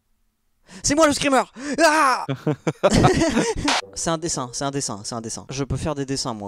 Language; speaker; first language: French; native; French